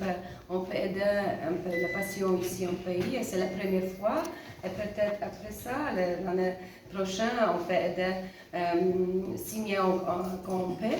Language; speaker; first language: French; non-native, fluent; Polish